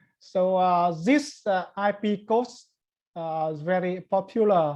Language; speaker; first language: English; non-native, learner; Vietnamese